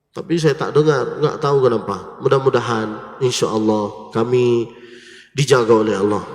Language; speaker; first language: Malay; non-native, fluent; Arabic